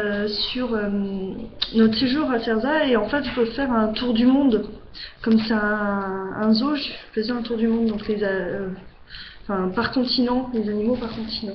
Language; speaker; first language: French; native; French